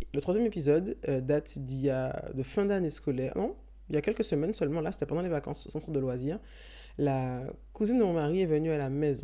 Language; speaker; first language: French; native; French